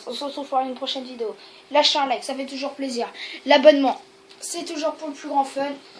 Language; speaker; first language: French; native; French